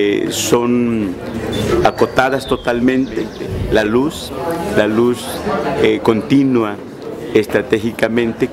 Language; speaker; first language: Spanish; native; Spanish